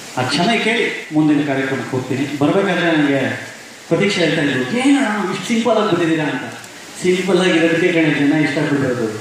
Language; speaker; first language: Kannada; native; Kannada